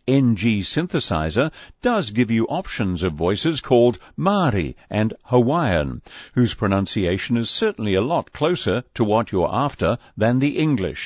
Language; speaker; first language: English; native; English